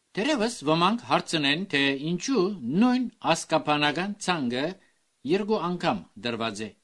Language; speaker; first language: Armenian; early bilingual, heritage; Armenian